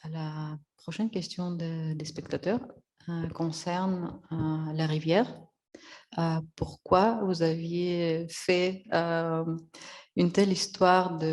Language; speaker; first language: French; non-native, fluent; Russian